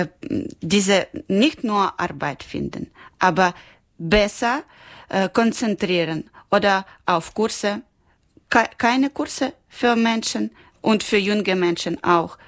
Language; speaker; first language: German; non-native, learner; Ukrainian